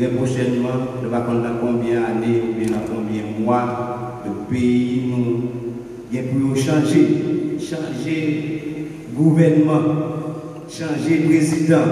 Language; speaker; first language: French; non-native, local second language; Haitian Creole